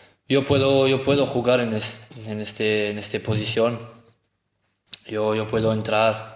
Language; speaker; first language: Spanish; non-native, learner; French